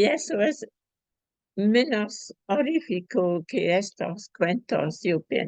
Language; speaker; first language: Spanish; non-native, fluent; English